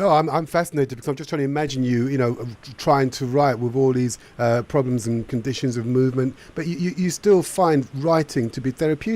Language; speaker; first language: English; native; English